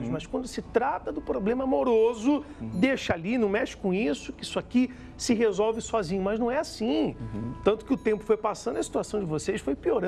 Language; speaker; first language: Portuguese; native; Portuguese